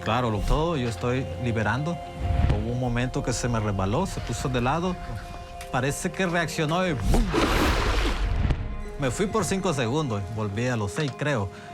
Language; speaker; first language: Spanish; native; Spanish